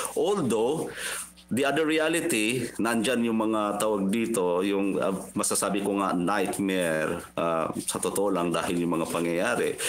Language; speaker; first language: Filipino; non-native, local second language; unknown